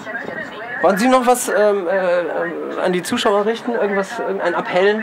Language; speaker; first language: German; native; German